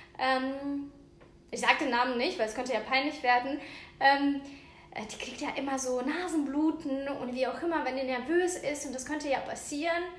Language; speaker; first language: German; non-native, fluent; Russian